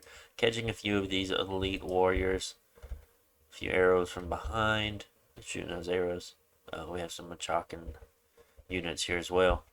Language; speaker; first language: English; native; English